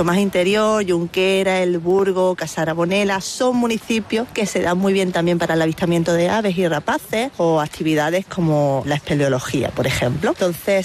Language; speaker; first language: Spanish; native; Spanish